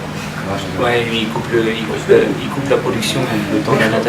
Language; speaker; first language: French; native; French